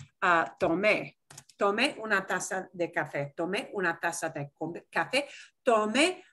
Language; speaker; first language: Spanish; non-native, fluent; English